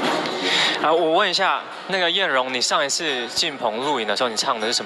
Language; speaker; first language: Chinese; native; Chinese